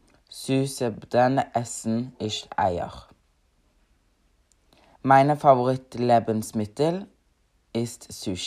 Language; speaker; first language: German; non-native, learner; Norwegian